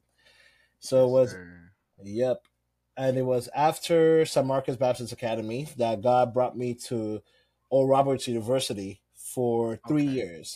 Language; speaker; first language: English; non-native, local second language; Yoruba